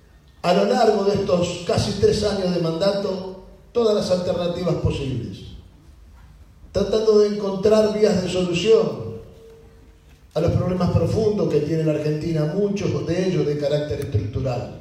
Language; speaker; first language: Spanish; native; Spanish